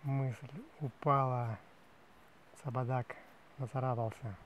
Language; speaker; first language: Russian; native; Russian